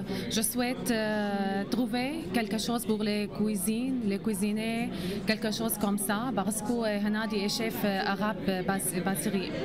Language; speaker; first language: French; non-native, learner; Arabic